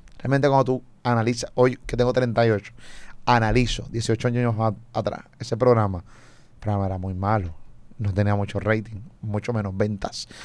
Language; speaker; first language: Spanish; native; Spanish